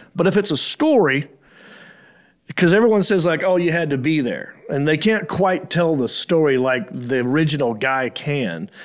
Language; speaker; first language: English; native; English